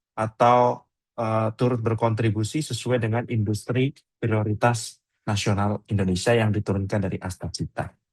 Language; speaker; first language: Indonesian; native; Indonesian